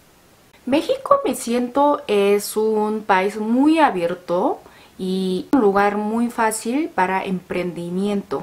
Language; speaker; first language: Spanish; non-native, learner; Korean